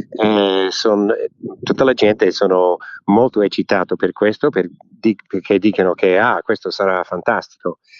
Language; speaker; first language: Italian; early bilingual, heritage; English